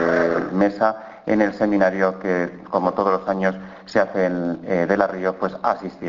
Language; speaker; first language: Spanish; native; Spanish